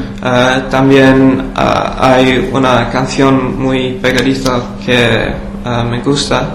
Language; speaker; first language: Spanish; non-native, learner; English